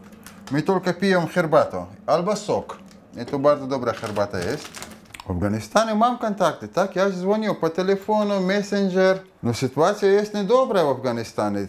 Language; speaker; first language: Polish; non-native, learner; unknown